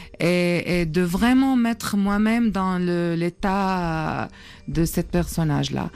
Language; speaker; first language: French; non-native, fluent; Arabic